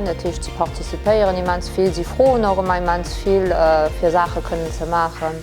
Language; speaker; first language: German; non-native, local second language; Luxembourgish